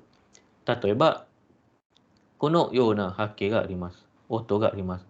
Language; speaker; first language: Japanese; non-native, fluent; Malay